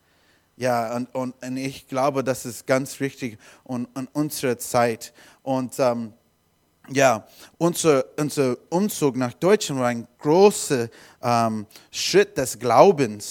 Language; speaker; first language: German; non-native, learner; English